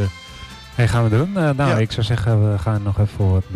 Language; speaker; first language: Dutch; native; Dutch